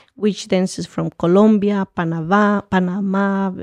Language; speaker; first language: English; early bilingual, other home language; Spanish